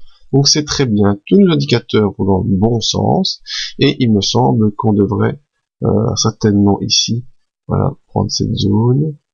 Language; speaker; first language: French; native; French